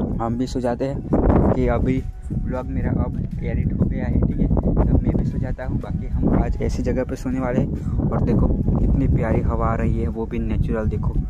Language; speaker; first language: Hindi; non-native, local second language; Gujarati